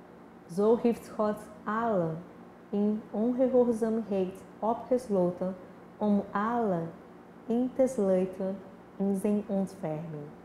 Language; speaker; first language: Dutch; non-native, fluent; Portuguese